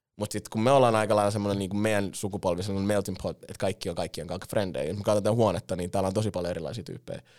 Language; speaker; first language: Finnish; early bilingual, other home language; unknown